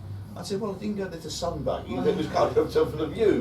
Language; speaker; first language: English; native; English